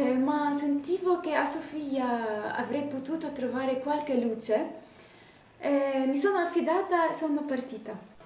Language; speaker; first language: Italian; non-native, fluent; Arabic